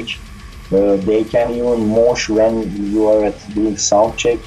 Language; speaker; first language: English; non-native, learner; Turkish